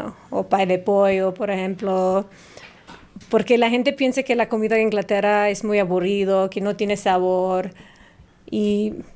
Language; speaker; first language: Spanish; non-native, fluent; English